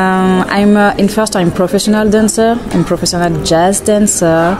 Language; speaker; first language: English; non-native, learner; French